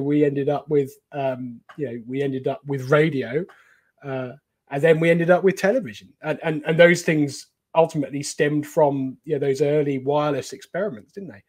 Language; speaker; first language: English; native; English